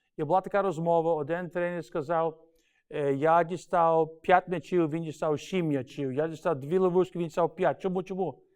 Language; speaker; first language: Ukrainian; early bilingual, heritage; Ukrainian